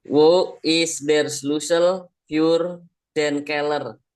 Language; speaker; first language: German; non-native, learner; Indonesian